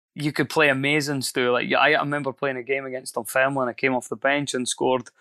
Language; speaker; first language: English; native; English